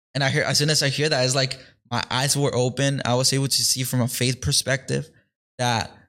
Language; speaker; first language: English; early bilingual, other home language; Spanish